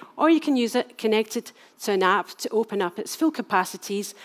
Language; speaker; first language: English; native; English